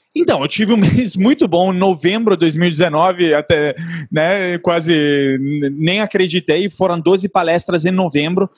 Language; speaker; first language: Portuguese; non-native, fluent; Italian